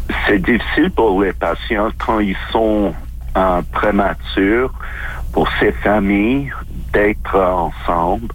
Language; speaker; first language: French; non-native, local second language; English